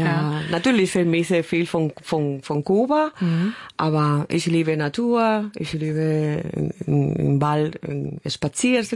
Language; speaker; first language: German; non-native, learner; Spanish